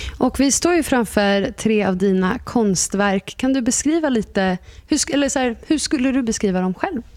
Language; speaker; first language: Swedish; native; Swedish